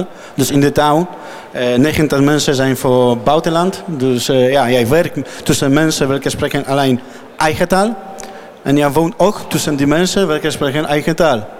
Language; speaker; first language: Dutch; non-native, learner; Polish